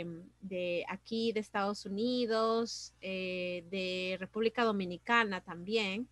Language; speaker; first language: Spanish; native; Spanish